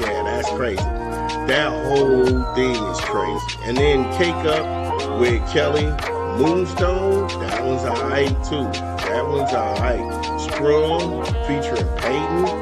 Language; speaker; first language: English; native; English